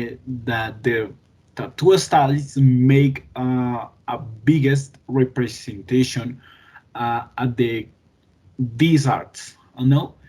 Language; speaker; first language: English; non-native, learner; Spanish